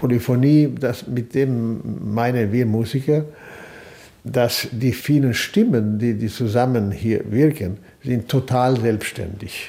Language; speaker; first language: German; non-native, fluent; Swedish